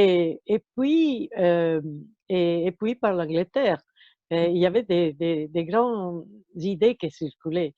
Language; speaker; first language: French; non-native, fluent; Italian